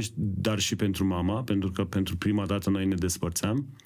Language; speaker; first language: Romanian; early bilingual, other home language; Persian